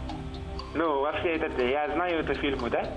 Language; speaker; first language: Russian; non-native, local second language; Kazakh